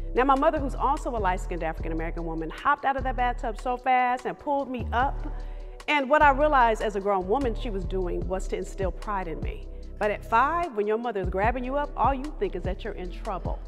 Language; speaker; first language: English; native; English